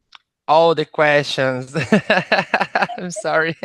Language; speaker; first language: English; non-native, learner; Portuguese